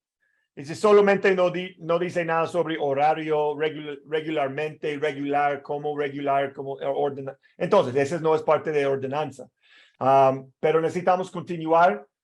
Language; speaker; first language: Spanish; non-native, fluent; English